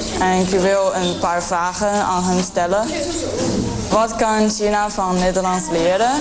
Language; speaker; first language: Dutch; non-native, learner; Chinese